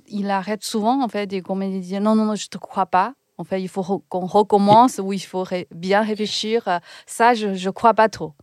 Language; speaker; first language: French; non-native, fluent; Chinese